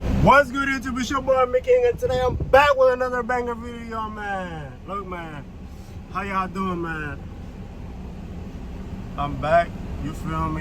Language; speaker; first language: English; native; English